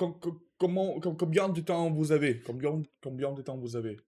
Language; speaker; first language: French; non-native, learner; Russian